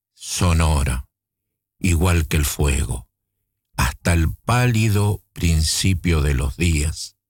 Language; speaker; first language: Spanish; native; Spanish